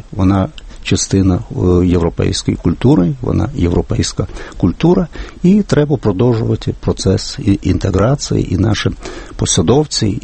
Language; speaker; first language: Ukrainian; non-native, fluent; Lithuanian